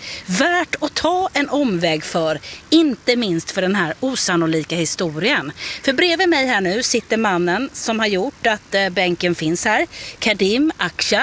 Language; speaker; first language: Swedish; native; Swedish